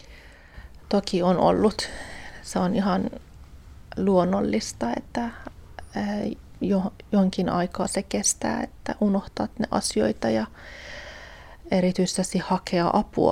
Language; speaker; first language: Finnish; non-native, fluent; Persian